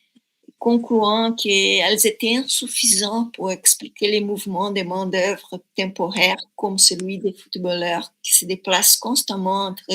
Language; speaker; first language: French; non-native, fluent; Portuguese